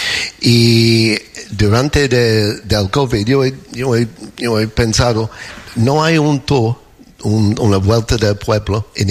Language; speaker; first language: Spanish; non-native, fluent; English